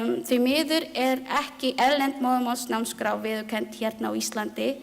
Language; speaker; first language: Icelandic; non-native, learner; Filipino